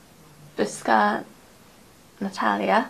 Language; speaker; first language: Spanish; non-native, learner; English